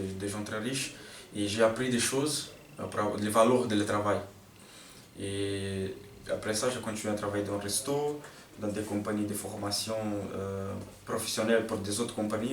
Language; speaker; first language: French; non-native, fluent; Portuguese